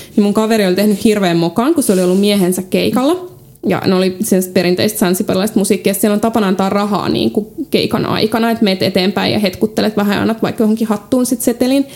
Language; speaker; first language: Finnish; native; Finnish